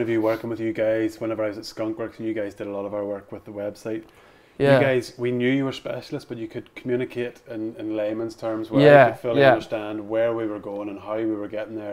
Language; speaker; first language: English; native; English